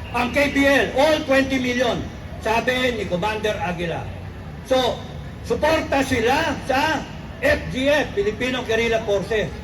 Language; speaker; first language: Filipino; non-native, local second language; Cebuano